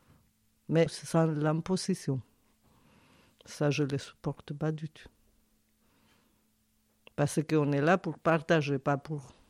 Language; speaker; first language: French; non-native, fluent; Spanish